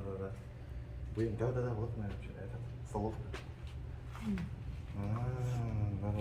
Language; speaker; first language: Russian; non-native, local second language; Tuvinian